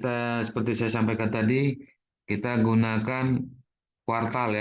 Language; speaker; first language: Indonesian; native; Indonesian